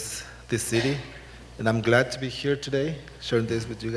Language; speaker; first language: English; non-native, fluent; Spanish